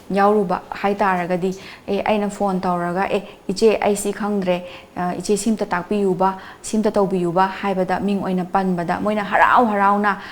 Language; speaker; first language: Manipuri; native; Manipuri